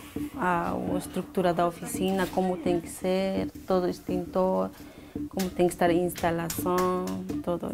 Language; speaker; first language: Portuguese; non-native, learner; Spanish